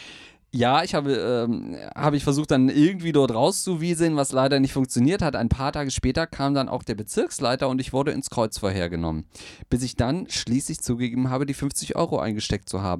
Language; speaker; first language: German; native; German